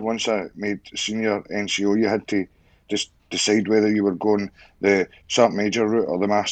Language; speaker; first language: English; native; English